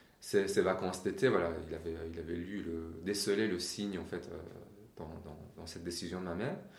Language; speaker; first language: French; non-native, fluent; Persian